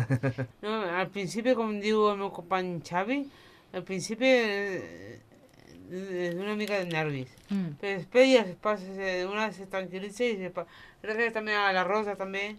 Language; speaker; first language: Catalan; non-native, local second language; Spanish